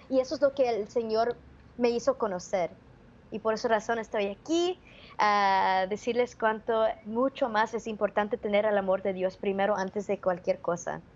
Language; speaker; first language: Spanish; early bilingual, heritage; Spanish